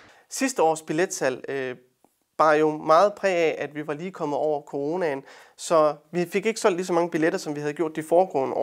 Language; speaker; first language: Danish; native; Danish